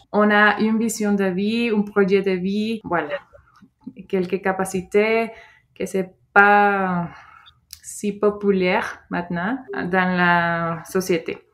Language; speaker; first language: French; non-native, fluent; Spanish